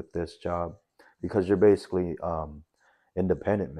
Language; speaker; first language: English; native; English